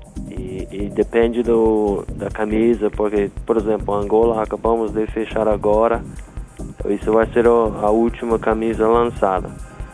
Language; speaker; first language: Portuguese; non-native, fluent; English